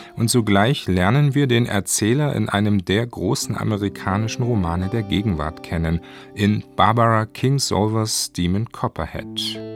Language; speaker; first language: German; native; German